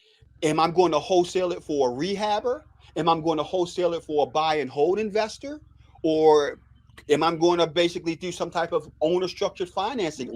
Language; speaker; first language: English; native; English